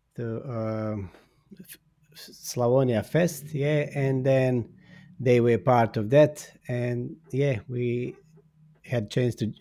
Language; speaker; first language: English; non-native, fluent; Bosnian